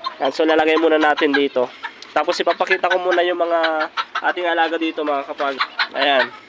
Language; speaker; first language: Filipino; native; Filipino